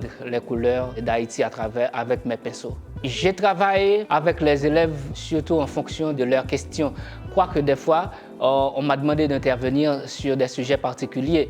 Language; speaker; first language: French; non-native, local second language; Haitian Creole